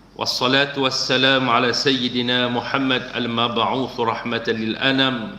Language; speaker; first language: Arabic; non-native, fluent; Malay